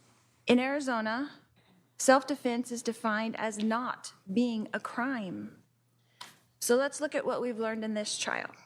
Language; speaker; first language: English; native; English